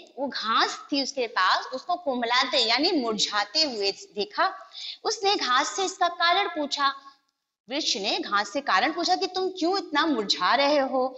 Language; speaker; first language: Hindi; non-native, local second language; Gujarati